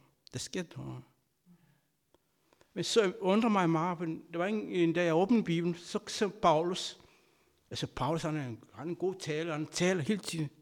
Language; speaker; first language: Danish; non-native, fluent; Kabuverdianu